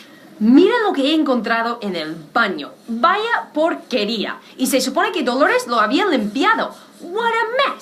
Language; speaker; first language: Spanish; native; Spanish